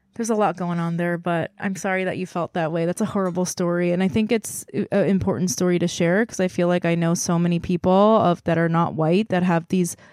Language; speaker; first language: English; non-native, fluent; Korean